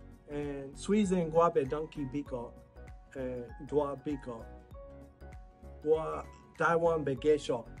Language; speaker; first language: Chinese; non-native, learner; English